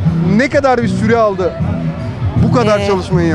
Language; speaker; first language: Turkish; native; Turkish